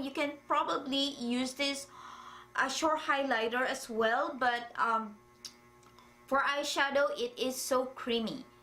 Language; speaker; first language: English; non-native, fluent; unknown